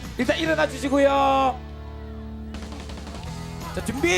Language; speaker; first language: Korean; native; Korean